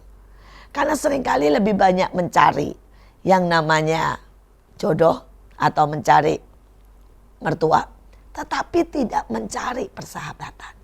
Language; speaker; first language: Indonesian; native; Indonesian